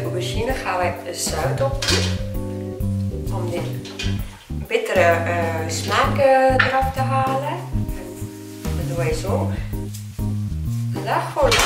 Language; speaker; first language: Dutch; non-native, learner; Persian